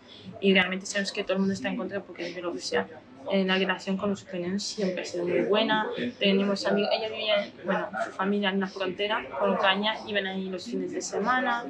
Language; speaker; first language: Spanish; non-native, fluent; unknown